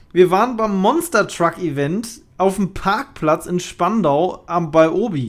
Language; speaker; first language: German; native; German